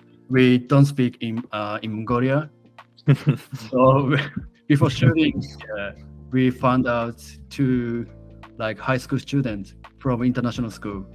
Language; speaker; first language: English; non-native, learner; Japanese